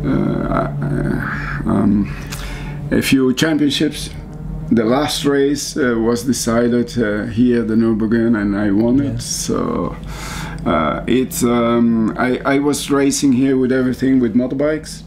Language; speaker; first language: English; non-native, fluent; Spanish